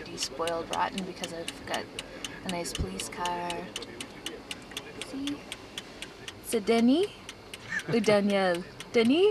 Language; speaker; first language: English; native; English